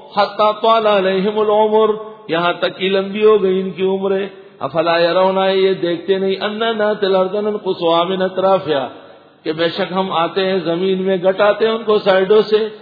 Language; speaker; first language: Urdu; non-native, local second language; Pashto